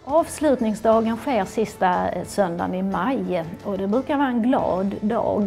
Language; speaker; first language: Swedish; native; Swedish